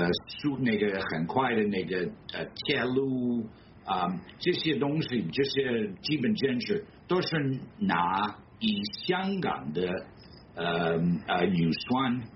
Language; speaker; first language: Chinese; non-native, fluent; English